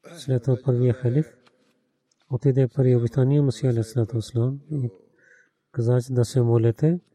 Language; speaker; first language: Bulgarian; non-native, learner; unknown